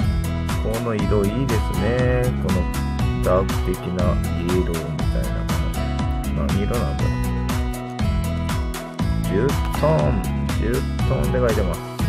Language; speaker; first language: Japanese; native; Japanese